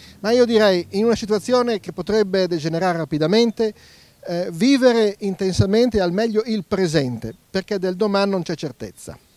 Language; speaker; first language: Italian; native; Italian